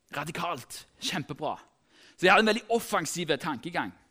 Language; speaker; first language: Norwegian; native; Norwegian